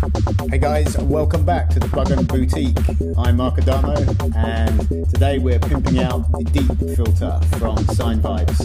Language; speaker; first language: English; native; English